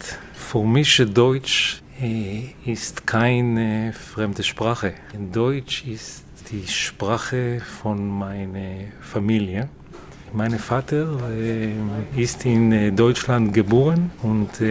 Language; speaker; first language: German; non-native, learner; Hebrew